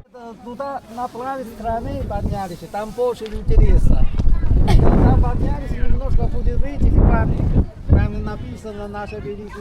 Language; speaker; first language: Russian; non-native, learner; Chinese